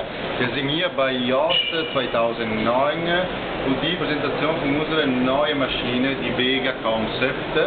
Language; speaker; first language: German; non-native, learner; Italian